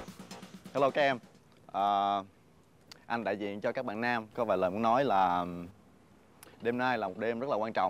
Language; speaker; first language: Vietnamese; native; Vietnamese